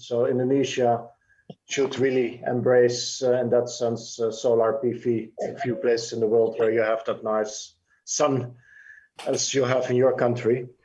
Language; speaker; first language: English; non-native, fluent; Dutch